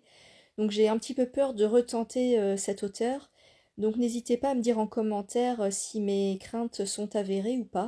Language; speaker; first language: French; native; French